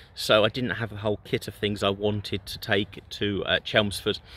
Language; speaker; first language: English; native; English